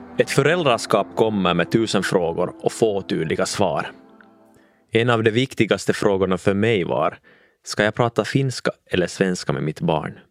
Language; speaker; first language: Swedish; non-native, local second language; Finnish